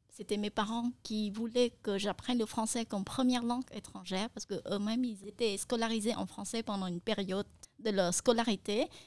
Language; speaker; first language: French; non-native, fluent; Khmer